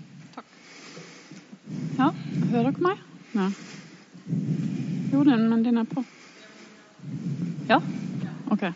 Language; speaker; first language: Norwegian; non-native, fluent; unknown